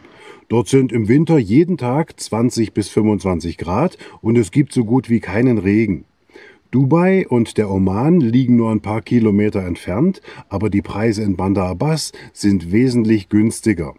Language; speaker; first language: German; native; German